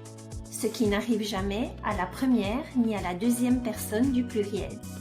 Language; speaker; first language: French; non-native, fluent; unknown